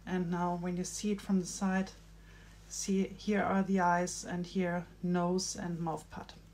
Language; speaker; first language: English; non-native, fluent; German